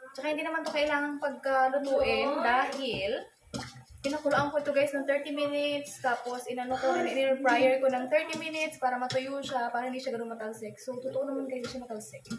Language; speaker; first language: Filipino; native; Filipino